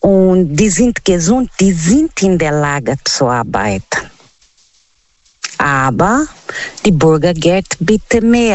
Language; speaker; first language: German; non-native, learner; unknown